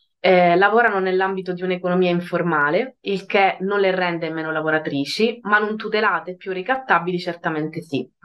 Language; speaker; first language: Italian; native; Italian